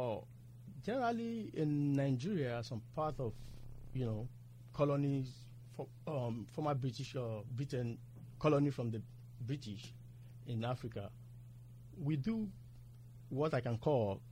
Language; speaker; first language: English; non-native, local second language; Yoruba